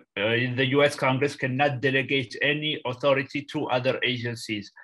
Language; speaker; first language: English; non-native, fluent; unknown